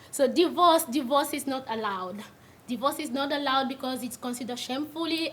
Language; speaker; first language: English; non-native, local second language; Swahili